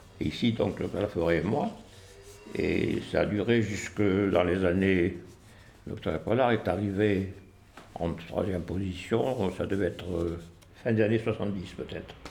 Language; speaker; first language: French; native; French